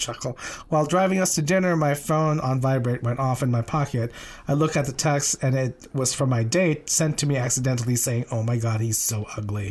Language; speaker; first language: English; non-native, local second language; Filipino